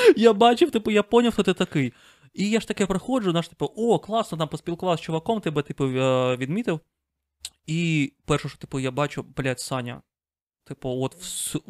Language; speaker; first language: Ukrainian; non-native, local second language; Russian